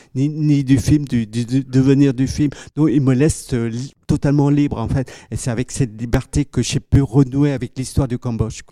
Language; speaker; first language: French; early bilingual, other home language; Khmer